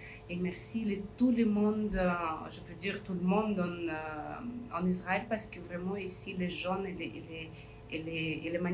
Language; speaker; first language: French; non-native, learner; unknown